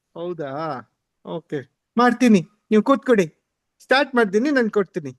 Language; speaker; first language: Kannada; non-native, learner; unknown